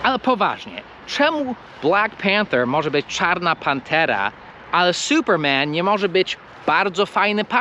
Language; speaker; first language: Polish; non-native, fluent; English